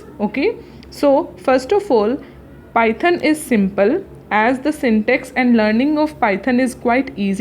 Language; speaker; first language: English; non-native, local second language; Hindi